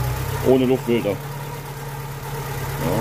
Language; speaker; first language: German; native; German